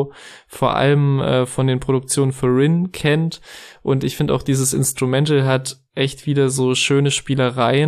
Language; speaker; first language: German; native; German